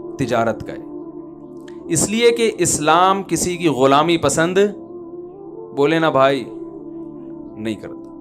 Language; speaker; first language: Urdu; native; Urdu